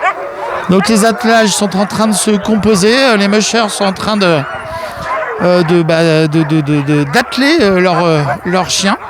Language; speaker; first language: French; native; French